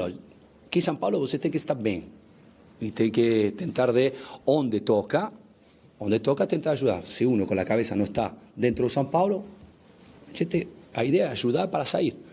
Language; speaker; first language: Portuguese; non-native, fluent; Spanish